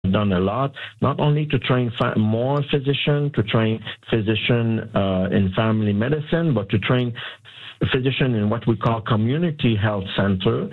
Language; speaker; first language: English; non-native, local second language; French